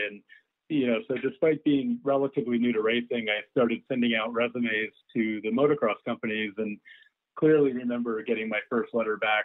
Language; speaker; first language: English; native; English